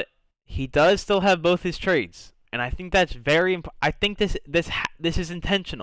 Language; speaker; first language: English; native; English